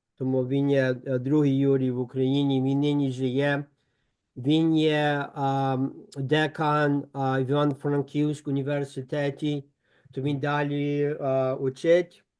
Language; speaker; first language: Ukrainian; early bilingual, heritage; Ukrainian